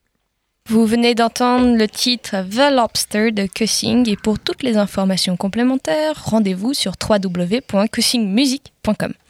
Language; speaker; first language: French; native; French